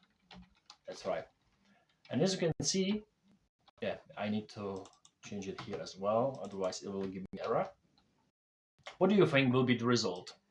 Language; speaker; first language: English; non-native, fluent; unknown